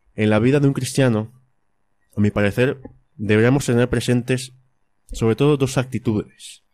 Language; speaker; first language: Spanish; native; Spanish